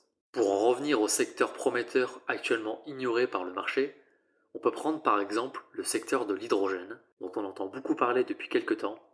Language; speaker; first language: French; native; French